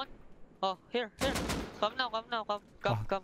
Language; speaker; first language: English; non-native, local second language; Filipino